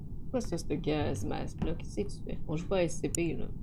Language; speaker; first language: French; native; French